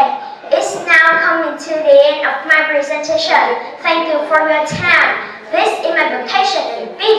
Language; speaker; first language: English; non-native, learner; Vietnamese